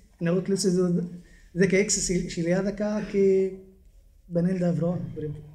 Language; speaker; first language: Greek; non-native, learner; Arabic